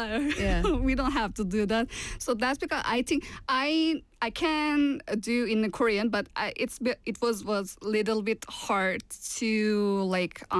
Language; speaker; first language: English; non-native, fluent; Turkish